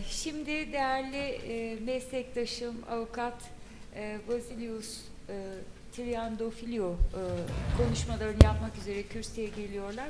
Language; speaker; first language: Turkish; native; Turkish